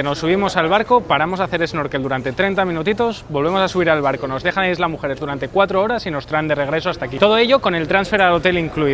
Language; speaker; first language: Spanish; native; Spanish